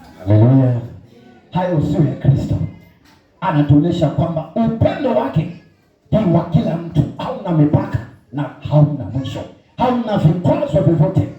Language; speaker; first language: Swahili; non-native, local second language; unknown